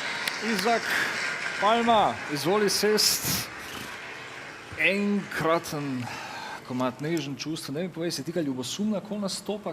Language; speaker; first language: Slovenian; native; Slovenian